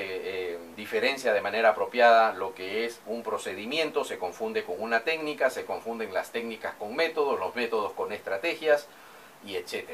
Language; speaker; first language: Spanish; native; Spanish